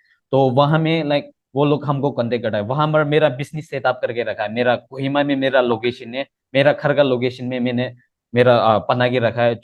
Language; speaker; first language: Hindi; non-native, local second language; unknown